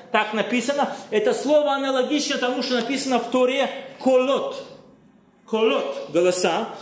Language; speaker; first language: Russian; native; Russian